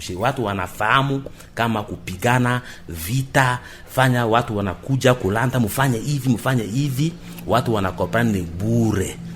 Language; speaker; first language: Swahili; non-native, local second language; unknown